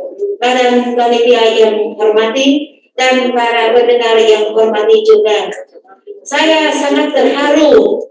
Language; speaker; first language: Indonesian; non-native, fluent; Vietnamese